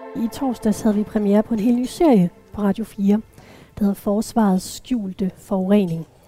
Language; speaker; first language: Danish; native; Danish